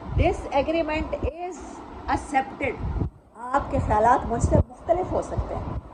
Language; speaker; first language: Urdu; non-native, local second language; Saraiki